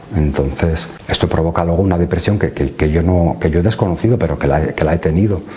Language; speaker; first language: Spanish; native; Spanish